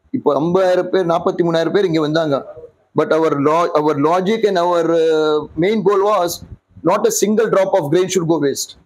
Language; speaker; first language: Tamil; non-native, local second language; Gujarati